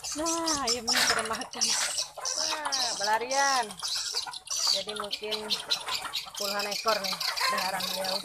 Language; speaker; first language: Indonesian; non-native, local second language; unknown